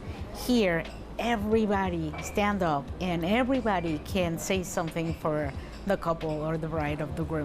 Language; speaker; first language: English; non-native, fluent; Spanish